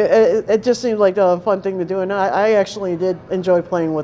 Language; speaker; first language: English; native; English